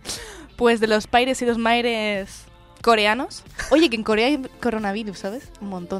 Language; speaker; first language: Spanish; native; Spanish